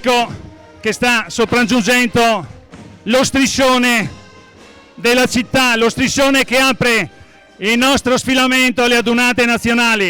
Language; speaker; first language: Italian; native; Italian